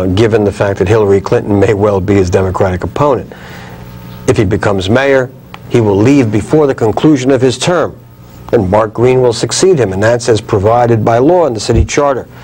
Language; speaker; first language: English; native; English